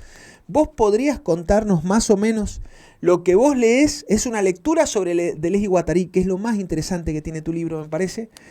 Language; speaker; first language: Spanish; native; Spanish